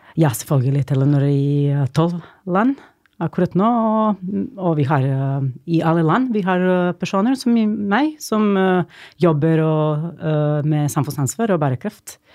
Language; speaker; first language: Norwegian; non-native, fluent; Serbian